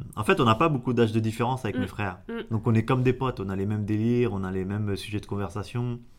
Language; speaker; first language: French; early bilingual, other home language; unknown